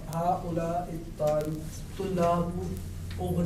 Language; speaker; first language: Arabic; non-native, learner; Urdu